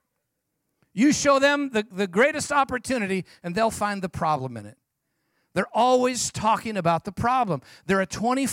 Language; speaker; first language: English; native; English